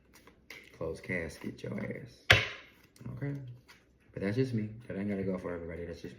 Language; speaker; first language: English; native; English